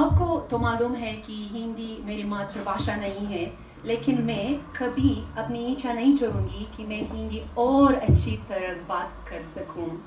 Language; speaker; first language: Hindi; non-native, fluent; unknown